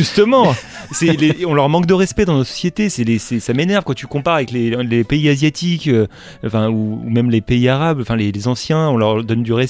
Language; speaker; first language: French; native; French